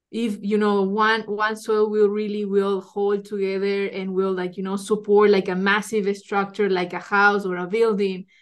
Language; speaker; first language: English; non-native, fluent; Spanish